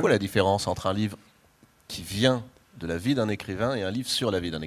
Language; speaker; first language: French; native; French